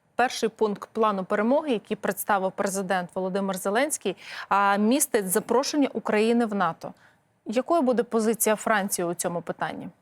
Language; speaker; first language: Ukrainian; native; Ukrainian